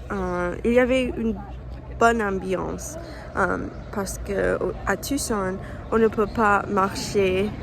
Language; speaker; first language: French; non-native, learner; English